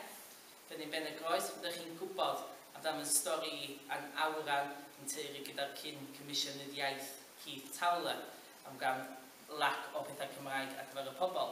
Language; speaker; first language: Welsh; native; Welsh